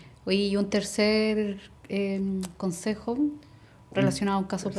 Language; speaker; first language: Spanish; native; Spanish